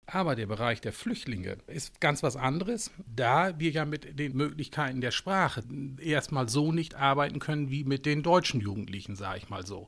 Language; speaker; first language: German; native; German